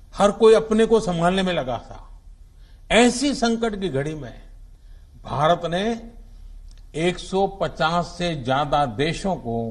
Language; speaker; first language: Hindi; non-native, local second language; Gujarati